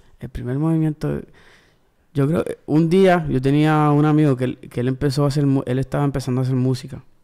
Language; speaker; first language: Spanish; early bilingual, heritage; Spanish